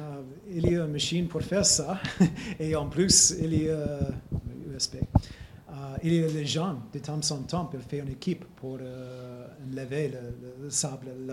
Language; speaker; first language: French; non-native, fluent; English